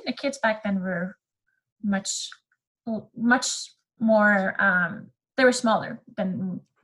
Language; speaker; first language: English; non-native, fluent; French